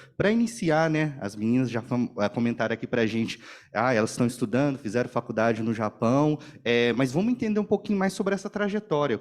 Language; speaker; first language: Portuguese; native; Portuguese